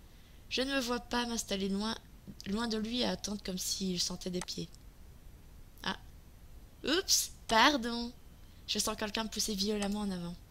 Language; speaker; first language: French; native; French